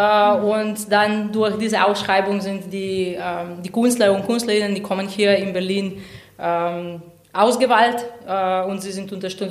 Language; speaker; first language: German; non-native, fluent; Slovenian